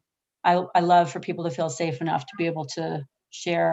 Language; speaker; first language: English; native; English